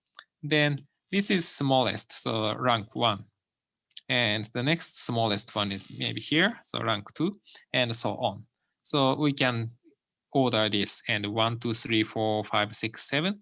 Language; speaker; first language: English; non-native, fluent; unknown